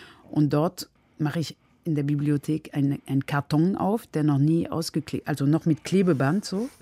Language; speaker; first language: German; non-native, fluent; French